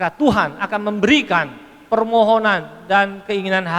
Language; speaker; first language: Indonesian; native; Indonesian